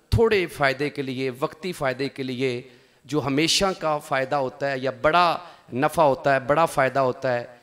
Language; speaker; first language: Urdu; non-native, local second language; Punjabi